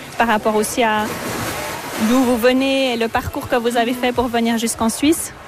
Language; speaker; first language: French; native; French